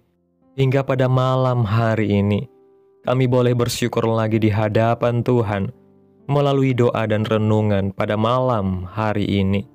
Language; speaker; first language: Indonesian; native; Indonesian